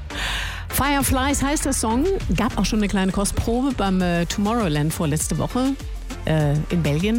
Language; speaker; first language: German; native; German